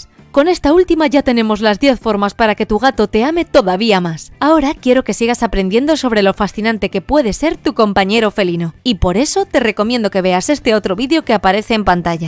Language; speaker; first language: Spanish; native; Spanish